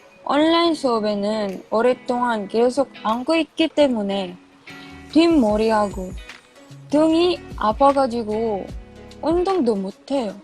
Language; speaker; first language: Korean; non-native, learner; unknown